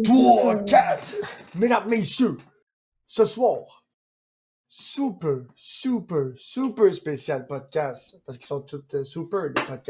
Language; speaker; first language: French; native; French